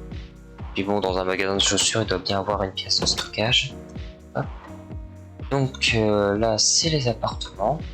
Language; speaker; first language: French; native; French